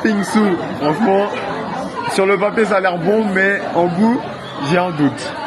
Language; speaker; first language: French; native; French